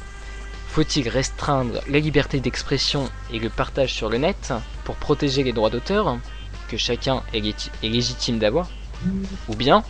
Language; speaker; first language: French; native; French